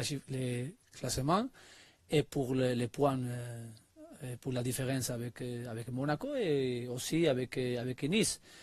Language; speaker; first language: French; non-native, learner; Spanish